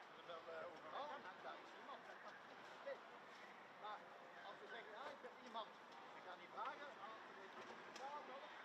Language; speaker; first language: Dutch; non-native, fluent; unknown